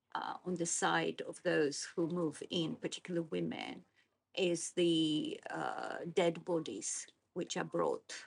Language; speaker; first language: English; non-native, fluent; Azerbaijani